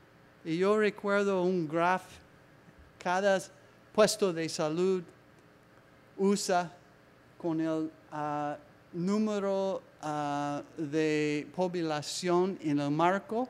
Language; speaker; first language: Spanish; non-native, learner; English